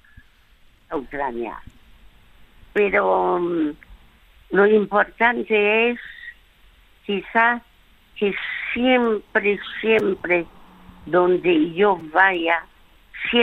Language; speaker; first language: Spanish; early bilingual, other home language; French